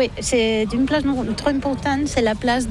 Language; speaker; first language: French; non-native, learner; Catalan